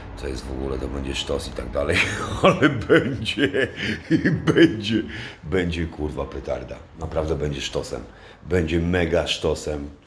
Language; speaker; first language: Polish; native; Polish